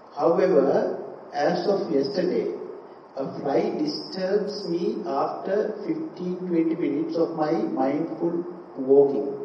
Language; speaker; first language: English; non-native, local second language; Sinhala